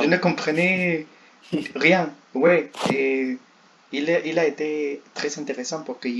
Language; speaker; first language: French; non-native, learner; Spanish